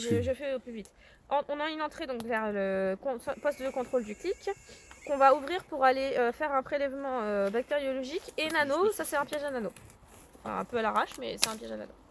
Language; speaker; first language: French; native; French